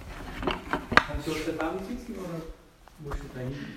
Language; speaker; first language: German; native; German